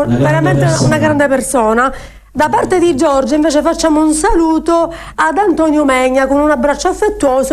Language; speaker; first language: Italian; native; Italian